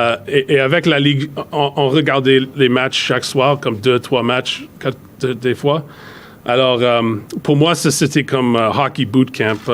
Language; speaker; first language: French; non-native, fluent; English